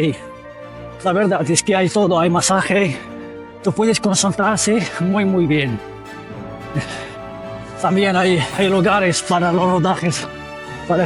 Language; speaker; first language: Spanish; non-native, fluent; Arabic